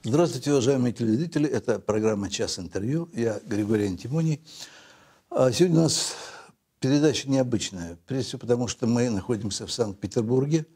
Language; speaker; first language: Russian; native; Russian